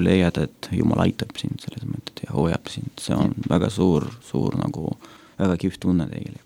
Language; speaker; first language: Estonian; non-native, local second language; Russian